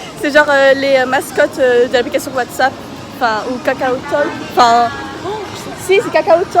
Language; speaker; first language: French; native; French